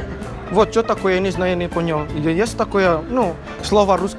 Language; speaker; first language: Russian; non-native, learner; Indonesian